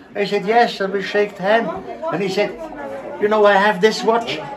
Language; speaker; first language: English; non-native, fluent; German